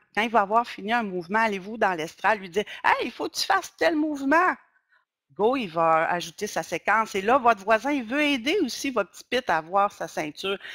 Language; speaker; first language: French; native; French